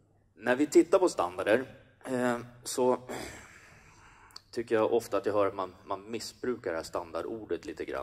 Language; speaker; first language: Swedish; native; Swedish